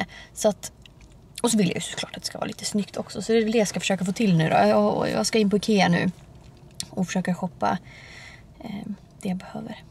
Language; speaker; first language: Swedish; native; Swedish